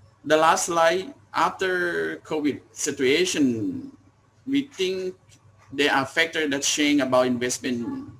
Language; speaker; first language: English; non-native, learner; Thai